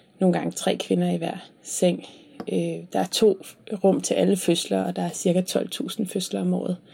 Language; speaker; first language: Danish; native; Danish